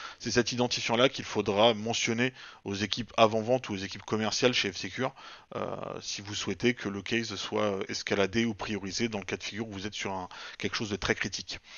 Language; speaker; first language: French; native; French